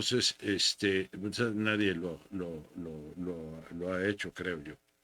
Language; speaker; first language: Spanish; native; Spanish